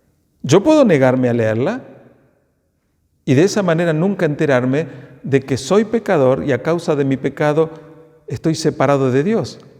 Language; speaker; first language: Spanish; native; Spanish